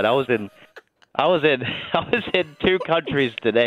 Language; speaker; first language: English; native; English